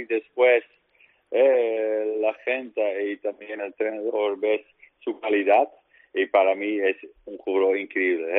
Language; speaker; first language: Spanish; non-native, learner; Dutch